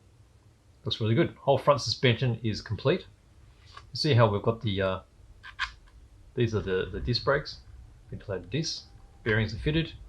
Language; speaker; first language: English; native; English